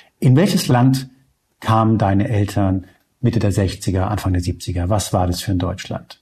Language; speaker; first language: German; early bilingual, other home language; Spanish